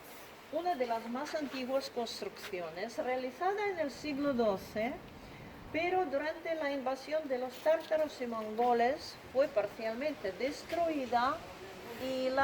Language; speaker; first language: Spanish; non-native, fluent; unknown